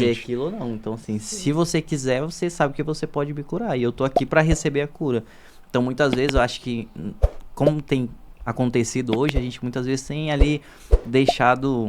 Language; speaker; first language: Portuguese; native; Portuguese